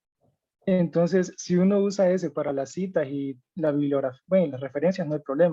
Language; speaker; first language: Spanish; native; Spanish